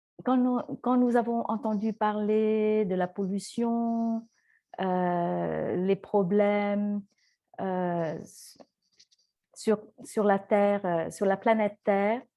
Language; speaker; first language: French; non-native, fluent; Vietnamese